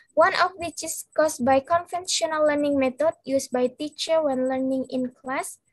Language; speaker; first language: English; non-native, learner; Indonesian